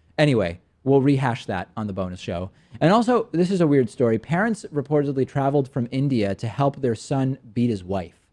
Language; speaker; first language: English; early bilingual, other home language; Spanish